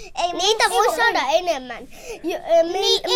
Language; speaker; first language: Finnish; early bilingual, heritage; Finnish